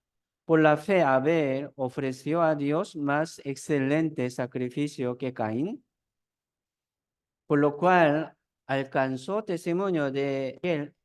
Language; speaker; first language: Spanish; non-native, fluent; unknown